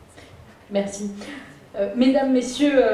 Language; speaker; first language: French; native; French